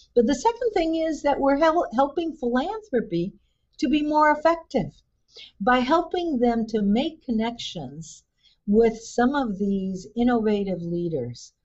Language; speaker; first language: English; early bilingual, other home language; Spanish